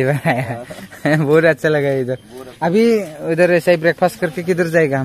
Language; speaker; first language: Hindi; non-native, local second language; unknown